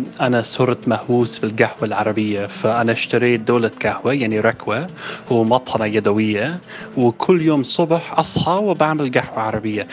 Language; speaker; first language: Arabic; non-native, fluent; English